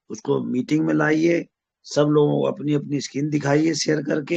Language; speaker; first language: Hindi; native; Hindi